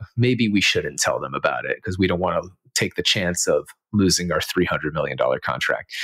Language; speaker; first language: English; native; English